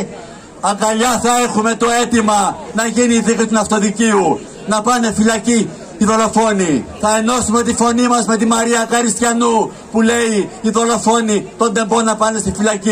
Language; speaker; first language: Greek; native; Greek